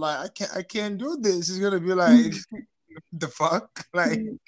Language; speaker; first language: English; non-native, local second language; French